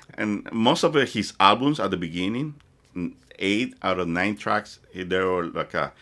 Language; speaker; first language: English; non-native, fluent; Spanish